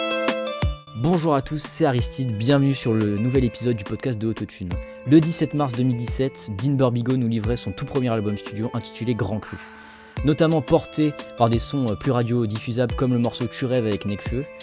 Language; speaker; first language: French; native; French